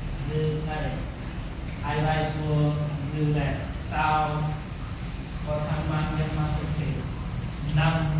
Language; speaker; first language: Vietnamese; non-native, fluent; Hindi